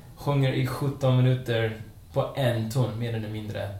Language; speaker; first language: Swedish; non-native, fluent; English